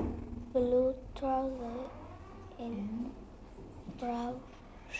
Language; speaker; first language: English; non-native, learner; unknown